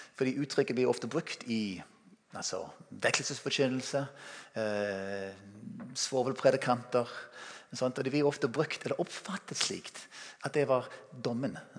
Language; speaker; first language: Norwegian; non-native, fluent; English